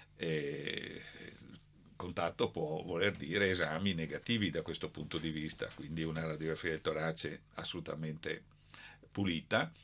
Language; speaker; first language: Italian; native; Italian